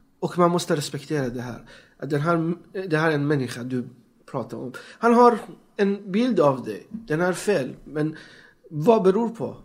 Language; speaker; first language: Swedish; non-native, fluent; Persian